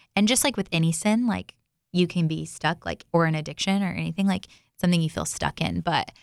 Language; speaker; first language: English; native; English